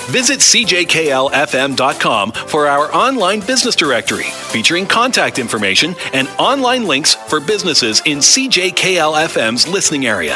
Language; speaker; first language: English; native; English